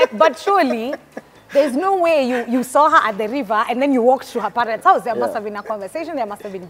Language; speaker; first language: English; non-native, local second language; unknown